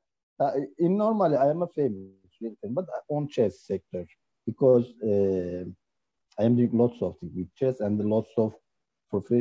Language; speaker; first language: English; non-native, learner; Turkish